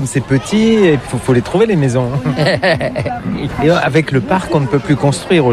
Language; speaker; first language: French; native; French